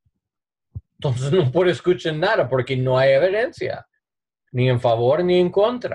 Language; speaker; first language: Spanish; non-native, learner; English